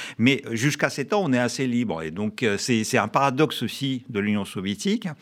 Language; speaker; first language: French; non-native, fluent; Russian